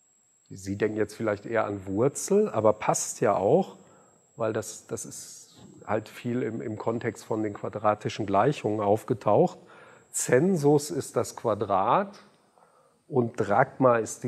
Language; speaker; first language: German; native; German